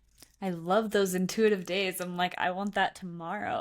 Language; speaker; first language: English; native; English